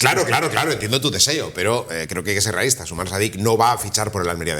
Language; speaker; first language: Spanish; native; Spanish